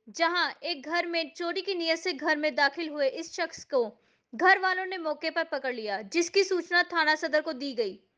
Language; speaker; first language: Hindi; non-native, local second language; Punjabi